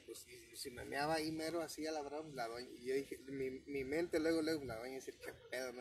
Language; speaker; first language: Spanish; native; Spanish